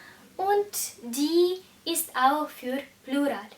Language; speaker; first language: German; non-native, fluent; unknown